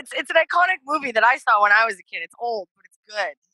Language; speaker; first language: English; native; English